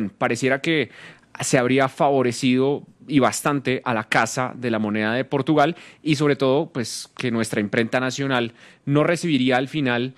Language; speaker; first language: Spanish; native; Spanish